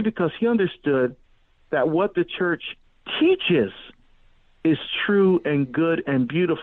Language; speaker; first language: English; native; English